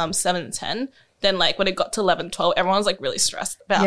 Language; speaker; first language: English; native; English